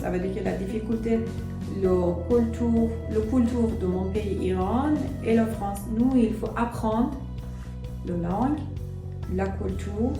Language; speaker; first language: French; non-native, learner; Persian